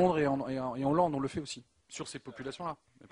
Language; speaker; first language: French; native; French